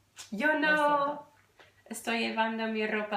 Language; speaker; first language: Spanish; non-native, learner; English